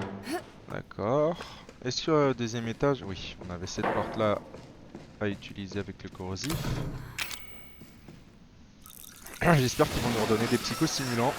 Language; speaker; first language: French; native; French